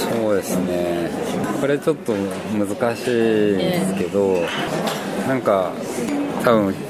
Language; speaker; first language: Japanese; early bilingual, heritage; Japanese